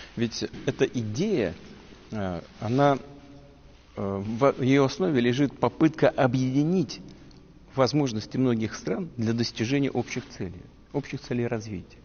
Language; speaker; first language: Russian; native; Russian